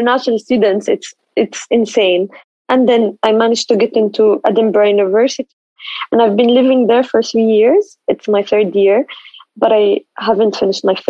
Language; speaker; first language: English; non-native, fluent; Arabic